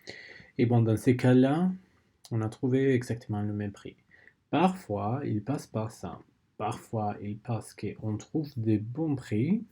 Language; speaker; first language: French; non-native, learner; Spanish